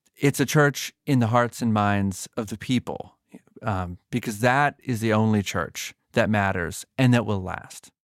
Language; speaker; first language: English; native; English